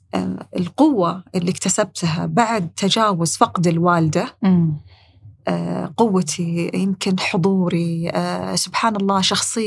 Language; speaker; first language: Arabic; native; Arabic